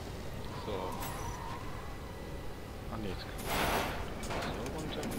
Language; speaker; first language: German; native; German